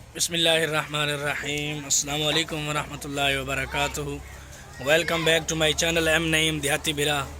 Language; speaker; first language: Urdu; non-native, local second language; Saraiki